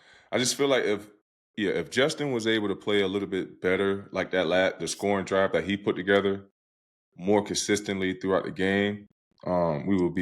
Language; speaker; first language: English; native; English